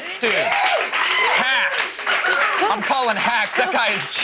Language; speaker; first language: English; native; English